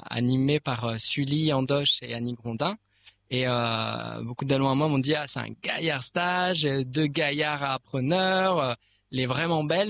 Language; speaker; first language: French; native; French